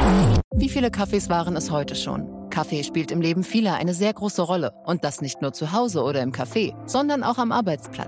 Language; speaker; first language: German; native; German